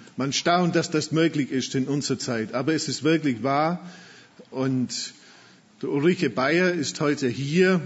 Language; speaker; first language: German; non-native, fluent; English